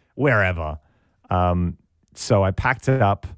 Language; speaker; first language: English; native; English